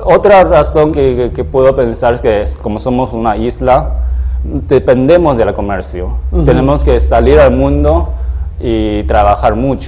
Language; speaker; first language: Spanish; non-native, fluent; Chinese